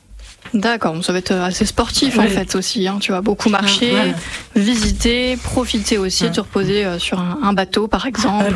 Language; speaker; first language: French; native; French